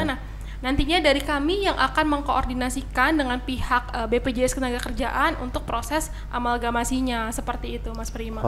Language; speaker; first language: Indonesian; native; Indonesian